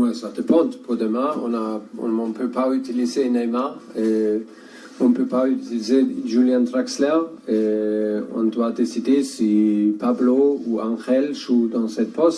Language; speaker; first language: French; non-native, learner; German